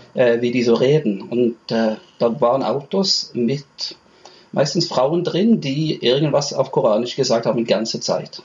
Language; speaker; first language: German; non-native, fluent; Norwegian